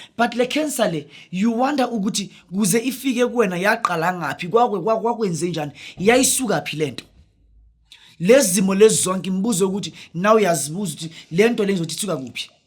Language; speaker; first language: Zulu; non-native, local second language; Northern Sotho